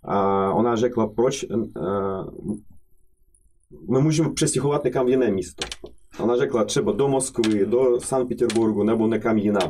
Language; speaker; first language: Czech; non-native, fluent; Russian